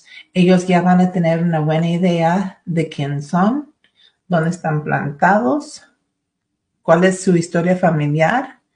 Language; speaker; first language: Spanish; early bilingual, other home language; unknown